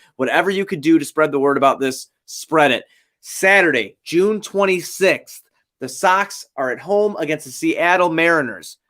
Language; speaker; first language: English; native; English